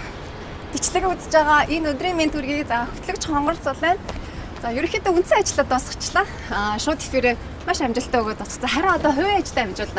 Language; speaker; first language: Mongolian; native; Mongolian